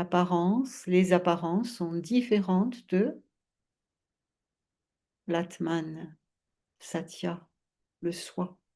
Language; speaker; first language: French; native; French